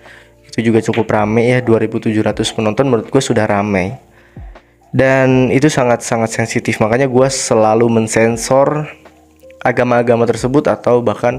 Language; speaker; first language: Indonesian; native; Indonesian